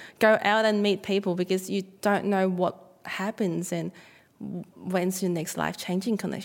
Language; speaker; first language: English; non-native, local second language; Cantonese